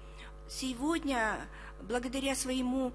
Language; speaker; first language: Russian; native; Russian